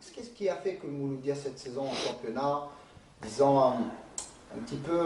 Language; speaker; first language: French; non-native, local second language; Arabic